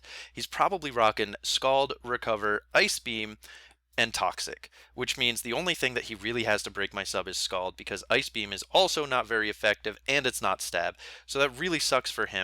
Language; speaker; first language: English; native; English